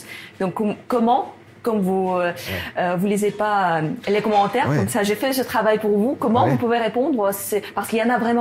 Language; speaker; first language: French; non-native, fluent; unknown